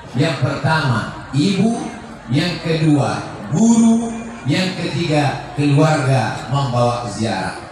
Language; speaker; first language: Indonesian; native; Indonesian